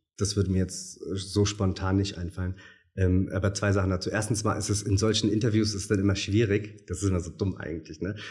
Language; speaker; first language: German; native; German